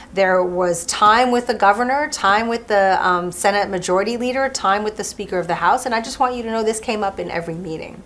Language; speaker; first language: English; early bilingual, other home language; French